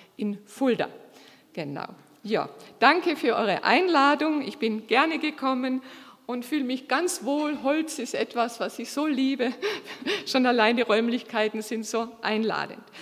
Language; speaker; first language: German; native; German